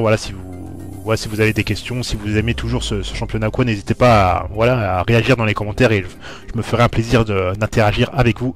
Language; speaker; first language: French; native; French